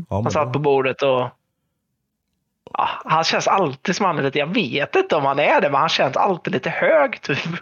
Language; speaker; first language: Swedish; native; Swedish